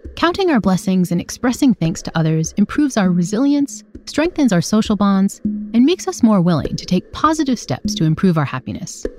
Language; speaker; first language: English; native; English